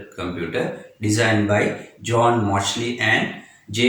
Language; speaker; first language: English; non-native, local second language; Sinhala